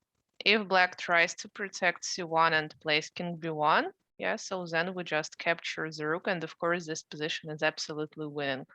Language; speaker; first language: English; non-native, fluent; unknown